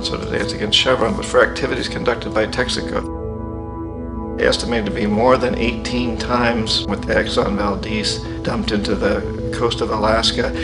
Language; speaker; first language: English; native; English